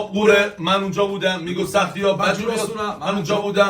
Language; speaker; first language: Persian; native; Persian